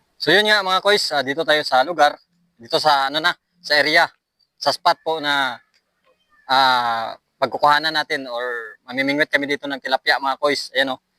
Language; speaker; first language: Filipino; non-native, local second language; Aklanon